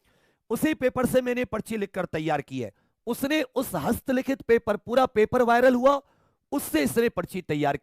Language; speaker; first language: Hindi; native; Hindi